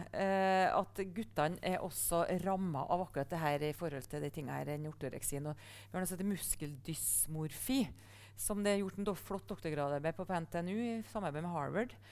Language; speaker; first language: Norwegian; native; Norwegian